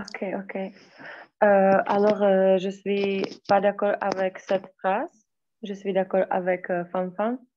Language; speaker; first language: French; non-native, learner; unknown